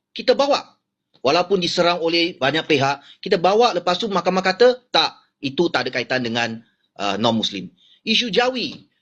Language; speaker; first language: Malay; non-native, local second language; Chinese